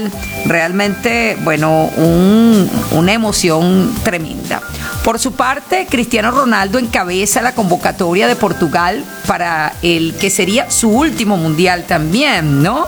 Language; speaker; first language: Spanish; native; Spanish